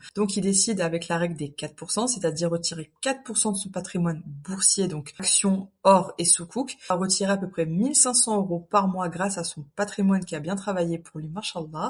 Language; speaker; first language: French; native; French